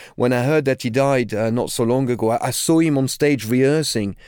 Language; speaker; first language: English; non-native, fluent; French